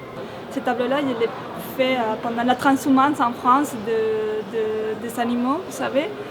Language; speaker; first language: French; non-native, fluent; Spanish